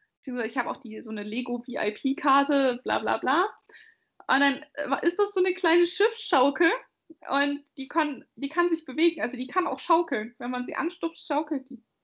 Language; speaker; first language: German; native; German